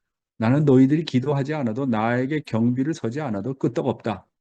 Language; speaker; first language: Korean; native; Korean